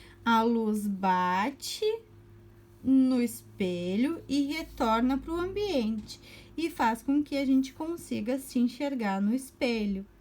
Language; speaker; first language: Portuguese; native; Portuguese